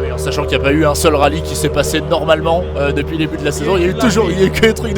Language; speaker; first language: French; native; French